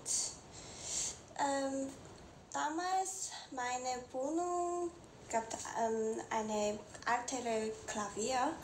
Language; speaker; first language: German; non-native, learner; Korean